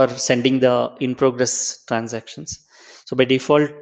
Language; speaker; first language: English; non-native, local second language; Tamil